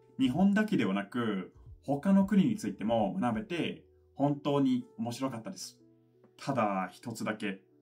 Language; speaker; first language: Japanese; non-native, fluent; English